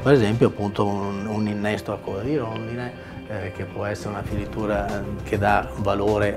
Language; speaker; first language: Italian; native; Italian